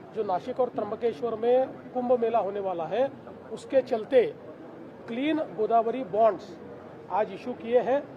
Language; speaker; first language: Hindi; non-native, local second language; Marathi